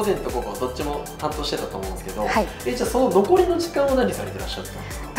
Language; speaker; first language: Japanese; native; Japanese